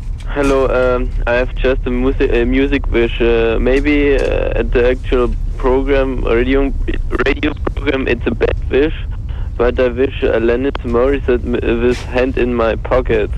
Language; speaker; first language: English; non-native, learner; German